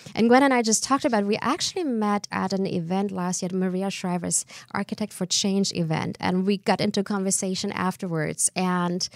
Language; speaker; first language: English; non-native, fluent; German